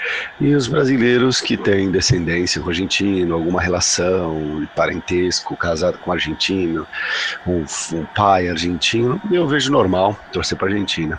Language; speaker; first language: Portuguese; non-native, fluent; Spanish